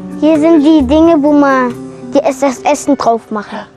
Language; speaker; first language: German; early bilingual, heritage; German